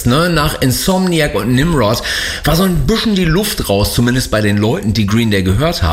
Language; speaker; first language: German; native; German